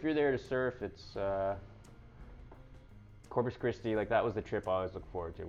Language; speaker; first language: English; native; English